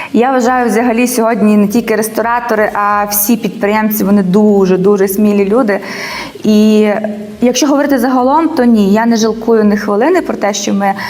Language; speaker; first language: Ukrainian; native; Ukrainian